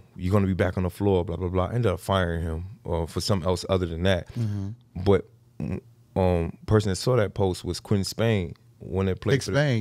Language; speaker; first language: English; native; English